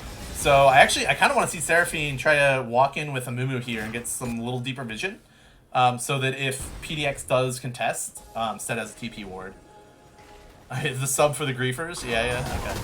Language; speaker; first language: English; native; English